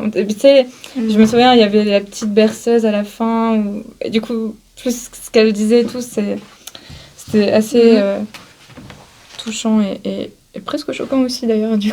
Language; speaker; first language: French; native; French